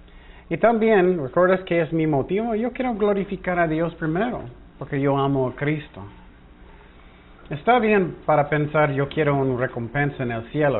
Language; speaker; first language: Spanish; non-native, fluent; English